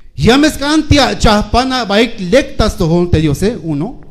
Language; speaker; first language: Spanish; non-native, local second language; Tzeltal